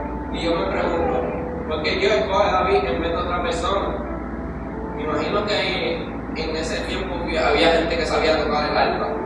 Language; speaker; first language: Spanish; native; Spanish